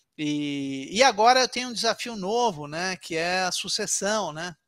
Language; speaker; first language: Portuguese; early bilingual, other home language; Italian